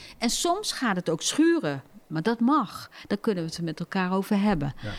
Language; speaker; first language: Dutch; early bilingual, other home language; Turkish